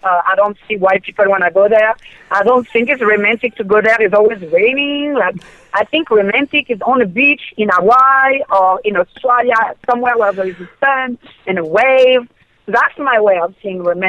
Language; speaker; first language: English; non-native, fluent; French